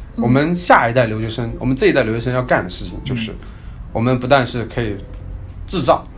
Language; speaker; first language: Chinese; native; Chinese